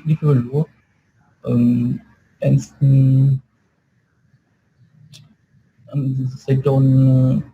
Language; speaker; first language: English; non-native, learner; Vietnamese